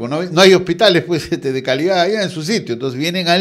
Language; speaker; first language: Spanish; native; Spanish